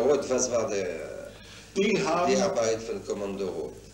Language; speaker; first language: German; non-native, fluent; French